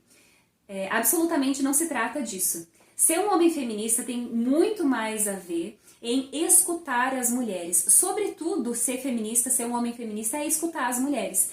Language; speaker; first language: Portuguese; native; Portuguese